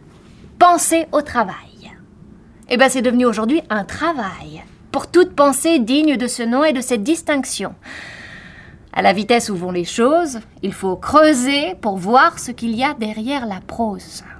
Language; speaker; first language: French; native; French